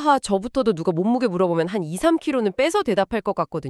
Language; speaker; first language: Korean; native; Korean